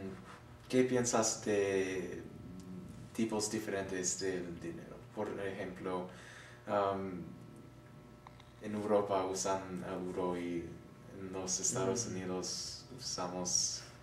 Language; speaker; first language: Spanish; non-native, learner; English